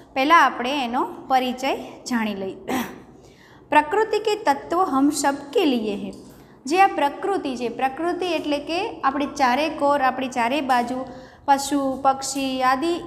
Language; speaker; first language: Hindi; non-native, local second language; Gujarati